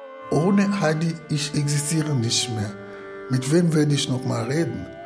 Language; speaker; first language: German; non-native, fluent; Lingala